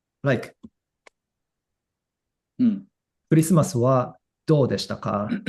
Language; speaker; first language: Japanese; non-native, fluent; English